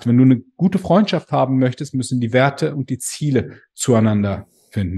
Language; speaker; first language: German; native; German